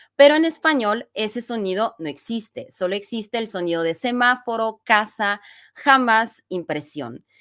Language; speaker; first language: Spanish; non-native, fluent; Bulgarian